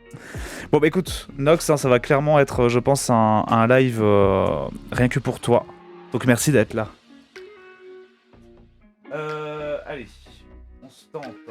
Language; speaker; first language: French; native; French